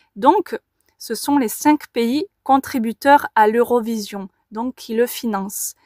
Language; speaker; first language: French; native; French